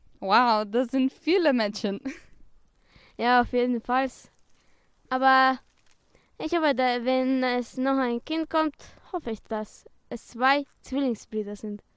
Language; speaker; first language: German; early bilingual, other home language; Romanian